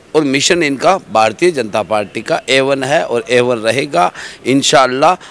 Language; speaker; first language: Hindi; native; Hindi